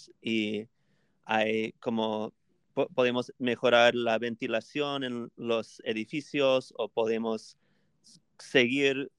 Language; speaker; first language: Spanish; non-native, fluent; English